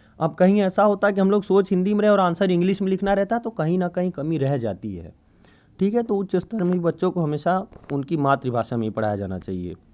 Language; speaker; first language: Hindi; native; Hindi